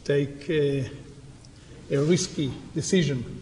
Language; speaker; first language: English; non-native, fluent; Hebrew